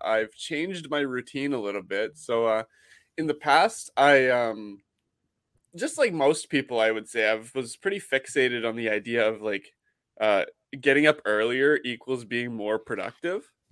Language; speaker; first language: English; native; English